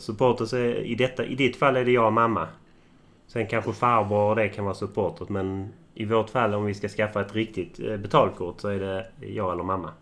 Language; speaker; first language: Swedish; native; Swedish